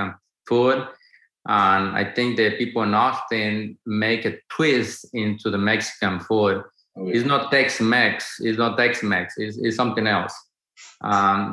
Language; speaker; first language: English; non-native, fluent; Spanish